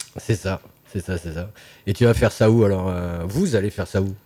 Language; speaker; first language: French; native; French